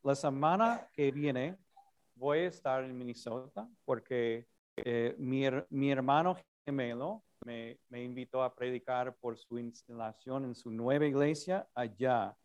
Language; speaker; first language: Spanish; non-native, fluent; English